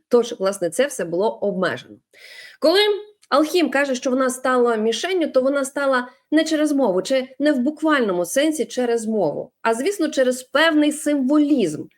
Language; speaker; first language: Ukrainian; non-native, local second language; Russian